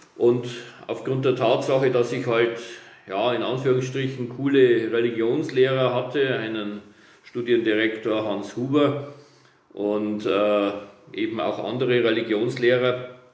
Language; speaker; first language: German; native; German